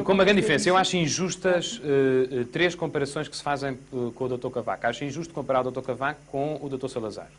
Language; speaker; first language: Portuguese; native; Portuguese